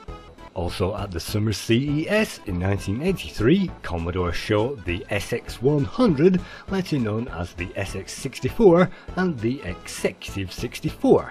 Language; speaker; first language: English; native; English